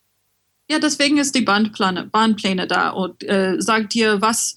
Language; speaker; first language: German; non-native, fluent; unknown